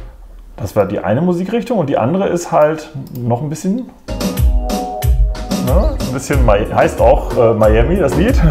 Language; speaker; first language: German; native; German